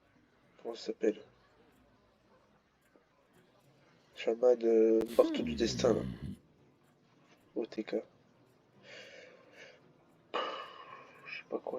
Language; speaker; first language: French; native; French